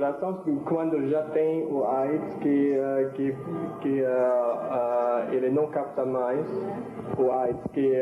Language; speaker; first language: Portuguese; non-native, learner; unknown